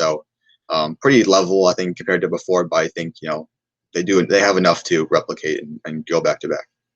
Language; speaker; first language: English; native; English